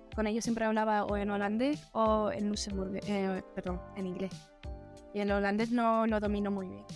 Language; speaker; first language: Spanish; early bilingual, heritage; Spanish